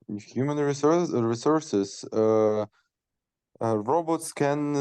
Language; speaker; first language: English; non-native, learner; Ukrainian